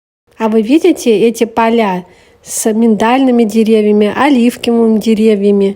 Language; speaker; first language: Russian; native; Russian